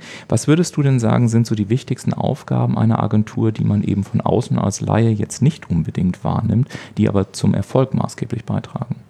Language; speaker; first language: German; native; German